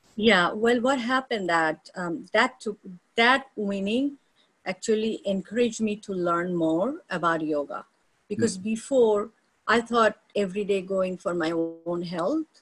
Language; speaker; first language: English; non-native, local second language; Bangla